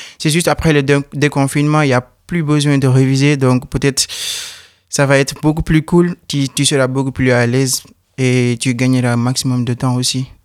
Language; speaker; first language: French; non-native, local second language; Wolof